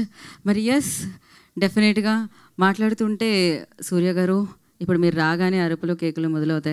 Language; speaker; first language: Telugu; native; Telugu